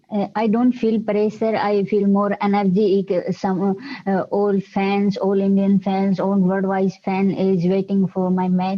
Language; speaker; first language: English; non-native, learner; Hindi